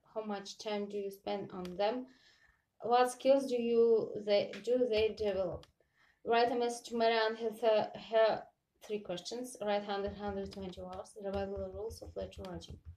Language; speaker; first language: English; non-native, learner; Russian